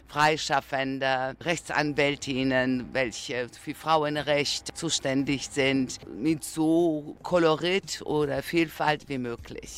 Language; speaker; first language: German; non-native, fluent; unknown